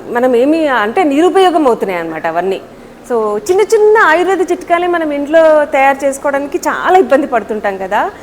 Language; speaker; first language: Telugu; native; Telugu